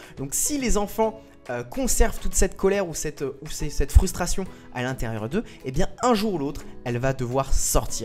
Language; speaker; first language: French; native; French